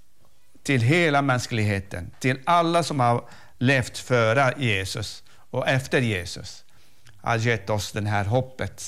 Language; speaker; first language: Swedish; non-native, fluent; Arabic